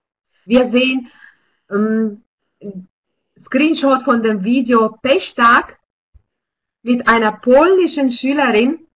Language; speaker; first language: German; non-native, fluent; Russian